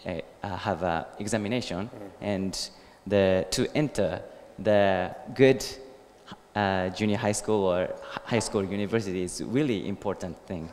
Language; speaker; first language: English; non-native, learner; Japanese